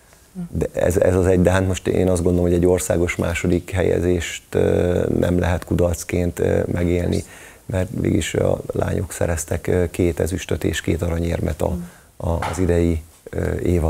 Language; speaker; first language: Hungarian; native; Hungarian